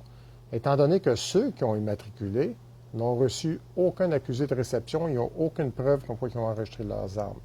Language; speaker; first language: French; native; French